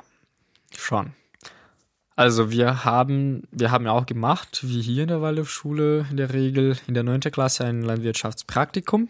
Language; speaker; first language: German; non-native, fluent; Portuguese